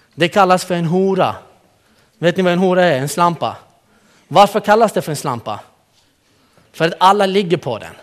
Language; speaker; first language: Swedish; early bilingual, other home language; Central Kurdish